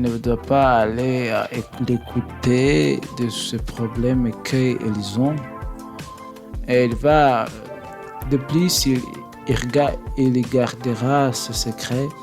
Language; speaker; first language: French; non-native, learner; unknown